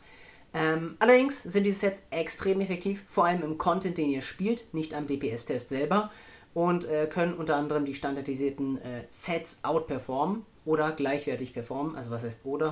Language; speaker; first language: German; native; German